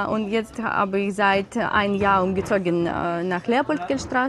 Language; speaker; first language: German; non-native, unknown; Ukrainian